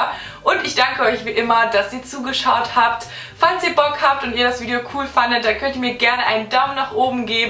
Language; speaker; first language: German; native; German